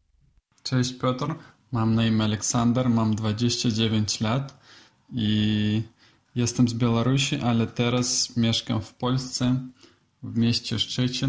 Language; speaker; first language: Polish; non-native, learner; Russian